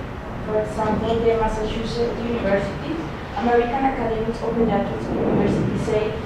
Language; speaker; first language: English; non-native, learner; Spanish